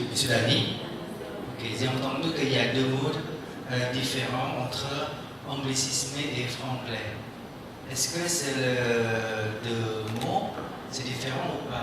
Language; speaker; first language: French; non-native, learner; Indonesian